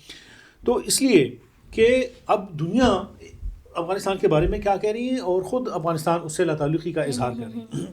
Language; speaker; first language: Urdu; non-native, local second language; Pashto